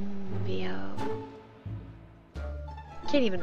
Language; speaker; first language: English; native; English